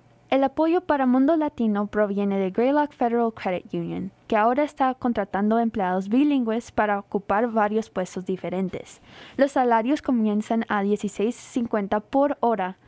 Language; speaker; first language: Spanish; early bilingual, heritage; Spanish